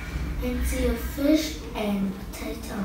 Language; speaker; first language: English; non-native, learner; Vietnamese